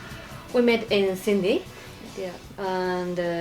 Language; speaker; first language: English; non-native, learner; Japanese